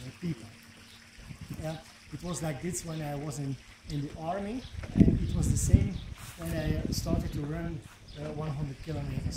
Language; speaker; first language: English; non-native, fluent; Dutch